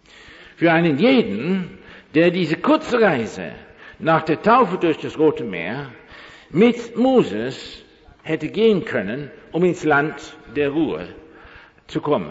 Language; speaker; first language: German; non-native, fluent; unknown